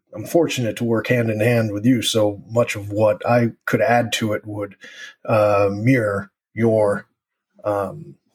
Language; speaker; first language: English; native; English